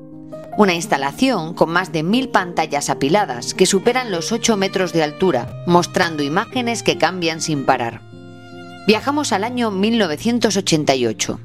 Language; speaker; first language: Spanish; native; Spanish